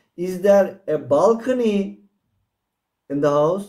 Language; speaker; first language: English; non-native, fluent; Turkish